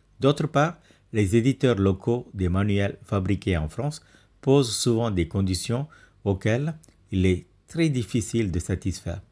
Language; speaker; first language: French; non-native, fluent; Tamil